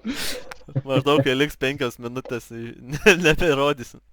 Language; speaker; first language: Lithuanian; native; Lithuanian